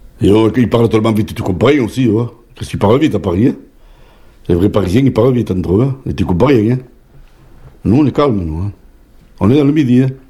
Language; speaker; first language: French; native; French